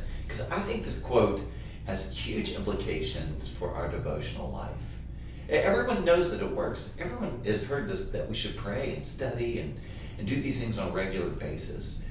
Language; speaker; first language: English; native; English